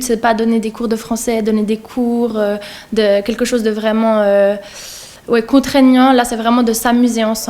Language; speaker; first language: French; native; French